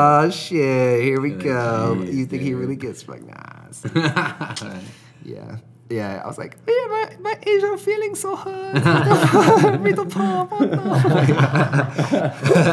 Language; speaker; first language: English; native; English